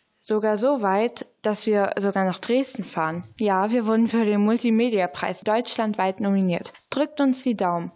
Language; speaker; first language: German; native; German